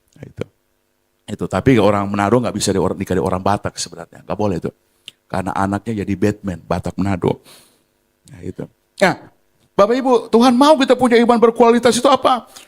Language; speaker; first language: Indonesian; native; Indonesian